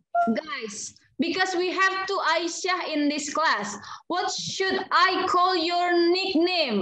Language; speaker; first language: English; non-native, fluent; Indonesian